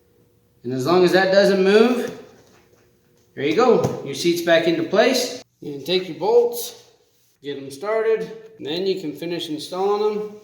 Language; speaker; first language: English; native; English